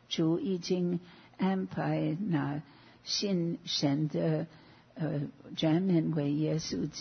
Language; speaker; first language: Chinese; non-native, fluent; English